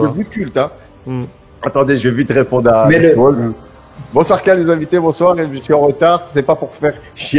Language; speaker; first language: French; native; French